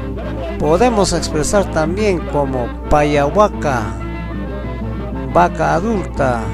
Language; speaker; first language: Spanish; non-native, local second language; Quechua